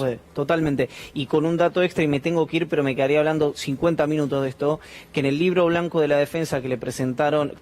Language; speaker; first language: Spanish; native; Spanish